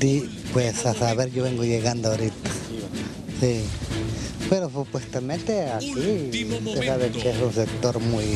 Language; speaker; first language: Spanish; native; Spanish